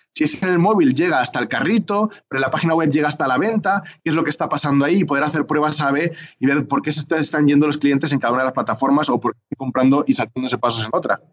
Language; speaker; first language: Spanish; native; Spanish